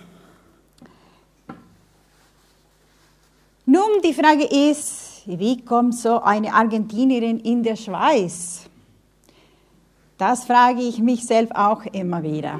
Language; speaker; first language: German; non-native, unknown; Spanish